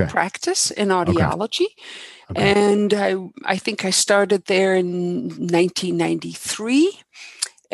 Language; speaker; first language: English; non-native, fluent; Dutch